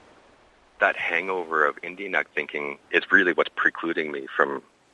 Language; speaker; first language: English; native; English